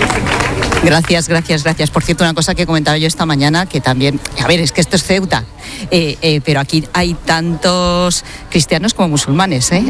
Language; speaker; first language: Spanish; native; Spanish